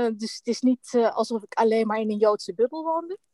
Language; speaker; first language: Dutch; native; Dutch